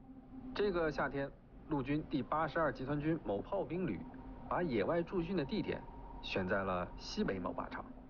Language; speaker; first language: Chinese; native; Chinese